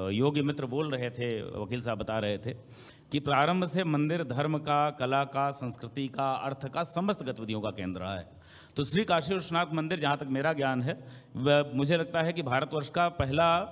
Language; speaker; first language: Hindi; native; Hindi